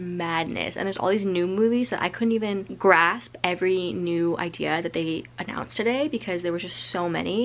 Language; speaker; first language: English; native; English